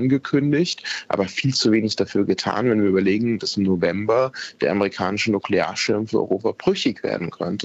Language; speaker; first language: German; native; German